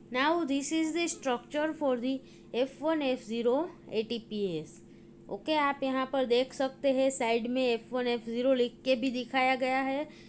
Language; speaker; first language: Hindi; non-native, local second language; Gujarati